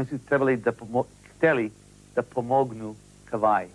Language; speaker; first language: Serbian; early bilingual, heritage; English